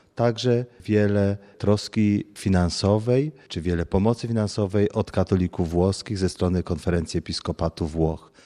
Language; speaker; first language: Polish; native; Polish